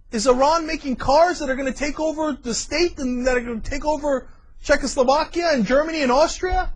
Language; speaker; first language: English; native; English